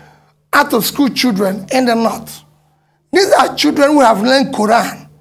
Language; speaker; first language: English; non-native, local second language; Igbo